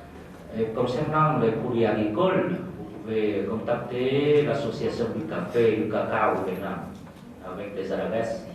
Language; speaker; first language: French; non-native, fluent; Vietnamese